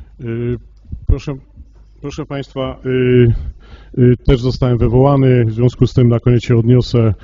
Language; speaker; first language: Polish; native; Polish